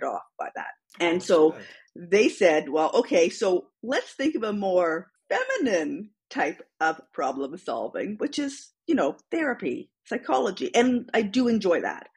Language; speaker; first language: English; native; English